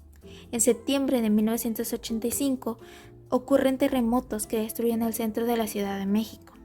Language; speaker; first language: Spanish; native; Spanish